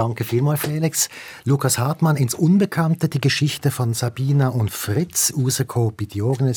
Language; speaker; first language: German; native; German